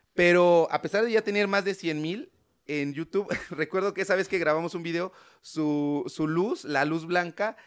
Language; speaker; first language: Spanish; native; Spanish